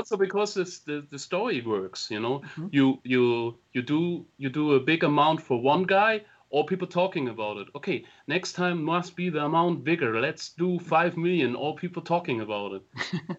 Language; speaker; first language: English; non-native, fluent; German